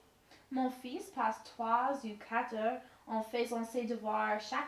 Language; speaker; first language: French; non-native, learner; English